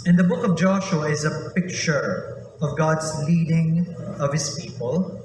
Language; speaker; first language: English; non-native, local second language; Filipino